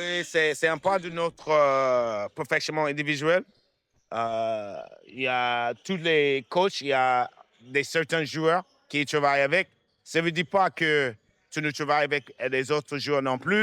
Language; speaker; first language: French; non-native, fluent; English